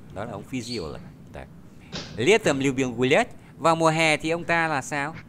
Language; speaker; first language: Vietnamese; native; Vietnamese